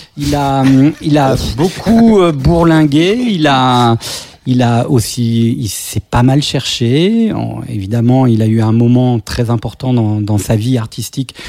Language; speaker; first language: French; native; French